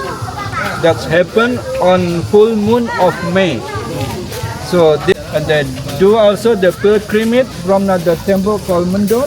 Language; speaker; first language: English; non-native, learner; Indonesian